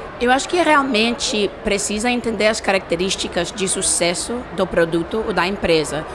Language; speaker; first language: Portuguese; non-native, fluent; English